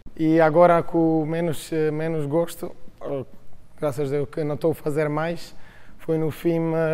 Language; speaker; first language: Portuguese; non-native, fluent; Croatian